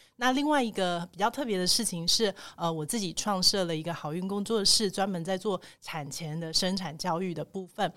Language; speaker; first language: Chinese; native; Chinese